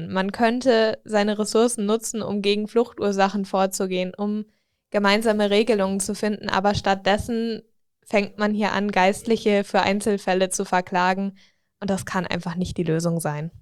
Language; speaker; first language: German; native; German